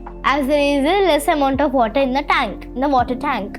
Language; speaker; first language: English; non-native, local second language; Telugu